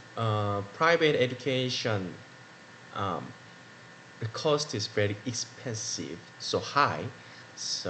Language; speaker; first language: English; non-native, learner; Korean